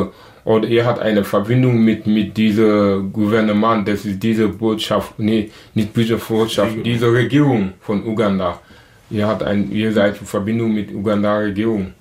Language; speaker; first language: German; non-native, learner; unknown